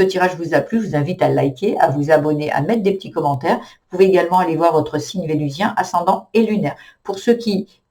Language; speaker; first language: French; native; French